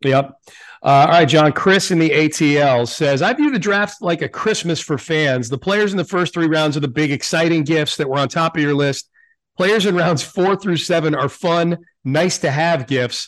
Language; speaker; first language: English; native; English